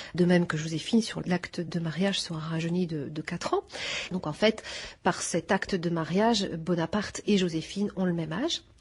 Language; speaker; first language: French; native; French